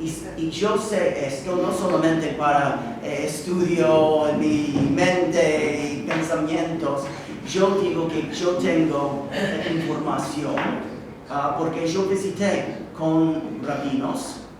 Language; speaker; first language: Spanish; non-native, fluent; English